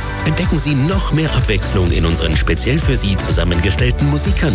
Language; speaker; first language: German; native; German